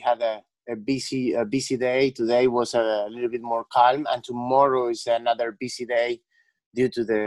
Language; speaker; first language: English; non-native, fluent; Spanish